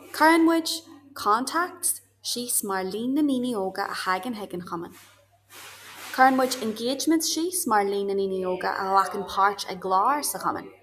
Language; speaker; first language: Irish; native; Irish